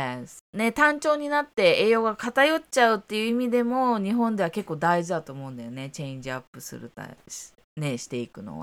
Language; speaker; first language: Japanese; native; Japanese